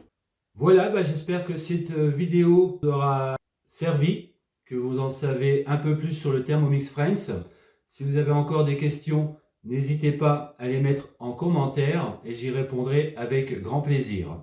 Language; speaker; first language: French; native; French